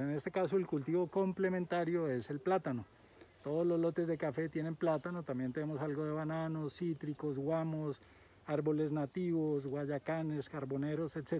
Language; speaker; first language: Spanish; native; Spanish